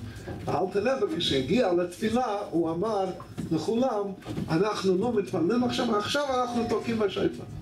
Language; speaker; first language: Hebrew; non-native, fluent; English